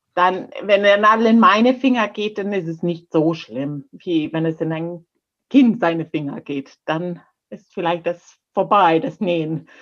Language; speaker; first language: German; non-native, fluent; English